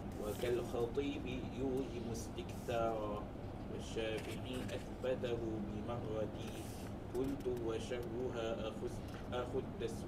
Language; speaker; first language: Arabic; non-native, learner; Malay